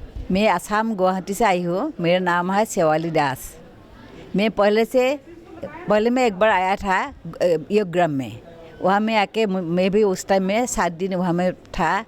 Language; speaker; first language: Hindi; non-native, local second language; Assamese